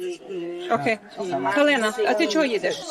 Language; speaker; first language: Ukrainian; early bilingual, heritage; Ukrainian